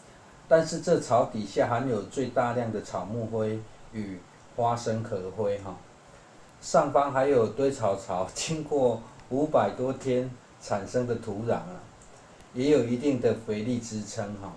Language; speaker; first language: Chinese; native; Chinese